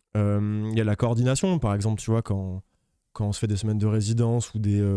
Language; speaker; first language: French; native; French